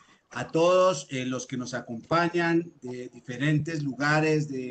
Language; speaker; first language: Spanish; native; Spanish